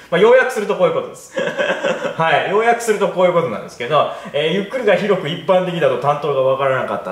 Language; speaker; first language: Japanese; native; Japanese